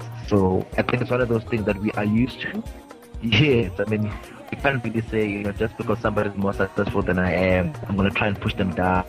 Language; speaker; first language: English; non-native, local second language; Zulu